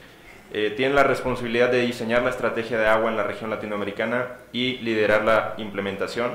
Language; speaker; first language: Spanish; native; Spanish